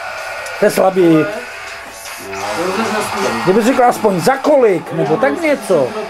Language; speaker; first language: Czech; native; Czech